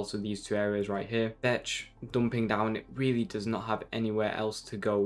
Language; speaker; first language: English; native; English